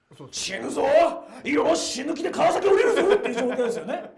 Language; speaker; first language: Japanese; native; Japanese